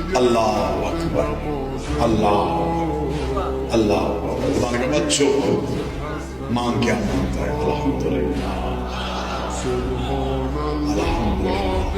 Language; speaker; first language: Urdu; native; Urdu